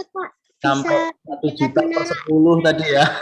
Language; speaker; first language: Indonesian; native; Indonesian